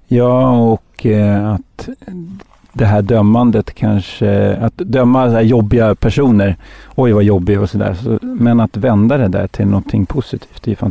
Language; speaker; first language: Swedish; native; Swedish